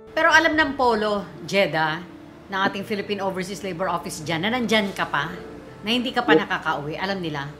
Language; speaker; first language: Filipino; native; Filipino